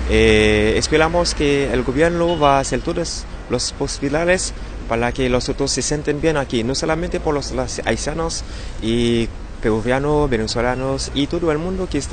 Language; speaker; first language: Spanish; non-native, learner; Haitian Creole